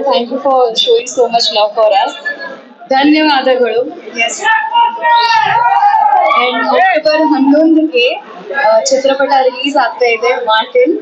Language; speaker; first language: Kannada; non-native, learner; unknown